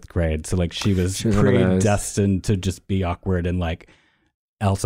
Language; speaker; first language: English; native; English